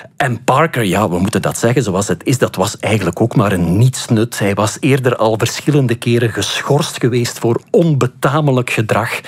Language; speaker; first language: Dutch; native; Dutch